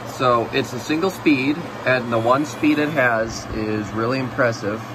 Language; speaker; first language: English; native; English